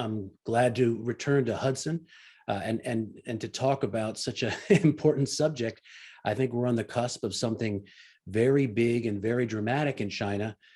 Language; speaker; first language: English; native; English